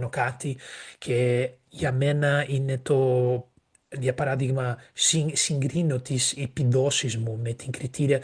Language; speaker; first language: Greek; non-native, fluent; Portuguese